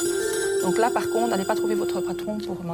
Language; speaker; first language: French; native; French